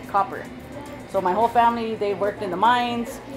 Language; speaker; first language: English; native; English